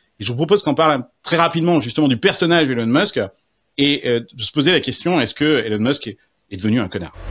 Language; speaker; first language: French; native; French